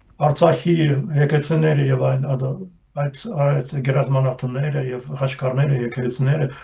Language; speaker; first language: Armenian; non-native, fluent; German